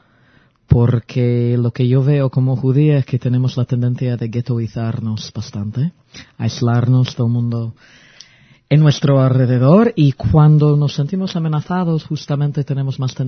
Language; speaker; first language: Spanish; early bilingual, heritage; Spanish